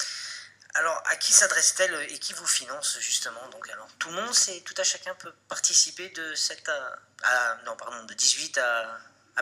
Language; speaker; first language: French; native; French